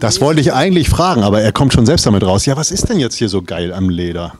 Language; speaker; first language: German; native; German